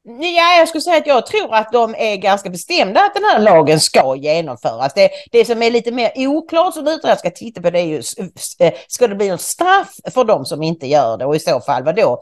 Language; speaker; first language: Swedish; native; Swedish